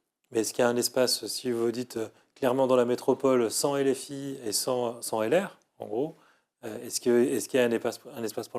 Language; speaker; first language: French; native; French